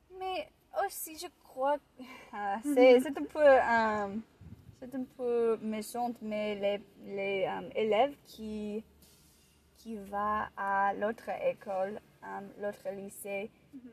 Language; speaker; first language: French; non-native, learner; English